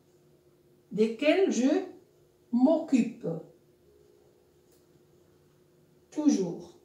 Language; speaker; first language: French; non-native, local second language; Arabic